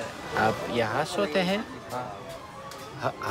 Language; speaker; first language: Hindi; non-native, learner; Dutch